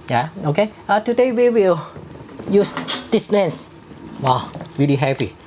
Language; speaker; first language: English; non-native, local second language; Cantonese